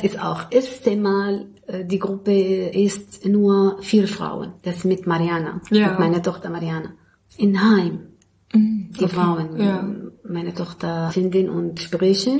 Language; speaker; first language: German; non-native, learner; Arabic